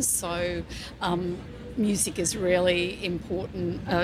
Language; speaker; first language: English; native; English